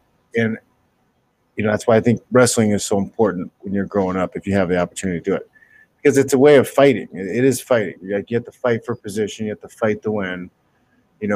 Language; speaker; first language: English; native; English